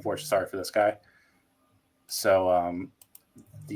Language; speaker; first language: English; native; English